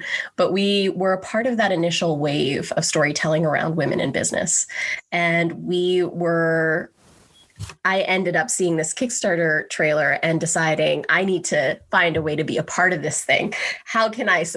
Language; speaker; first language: English; native; English